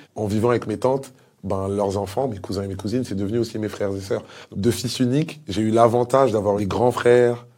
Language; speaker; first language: French; early bilingual, other home language; Lingala